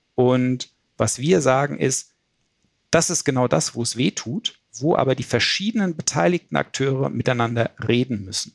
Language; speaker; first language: German; native; German